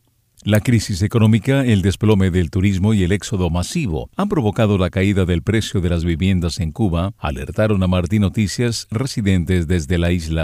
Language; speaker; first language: Spanish; native; Spanish